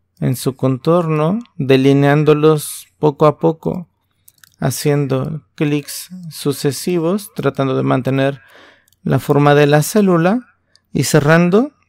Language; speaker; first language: Spanish; native; Spanish